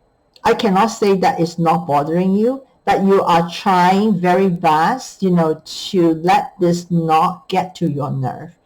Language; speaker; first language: English; non-native, fluent; Chinese